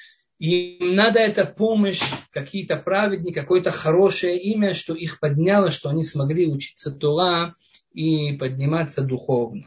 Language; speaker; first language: Russian; non-native, fluent; Hebrew